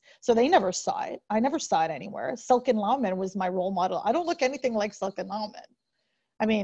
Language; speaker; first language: English; native; English